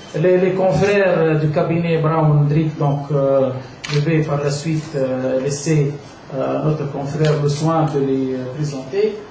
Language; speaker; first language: French; non-native, local second language; Arabic